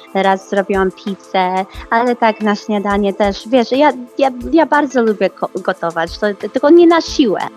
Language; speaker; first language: Polish; early bilingual, heritage; Polish